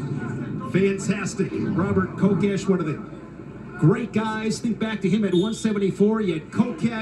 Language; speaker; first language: English; native; English